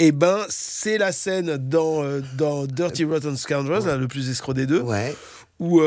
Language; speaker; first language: French; native; French